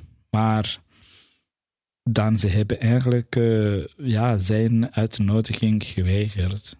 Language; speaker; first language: Dutch; non-native, fluent; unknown